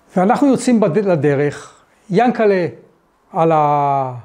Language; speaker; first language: Hebrew; early bilingual, other home language; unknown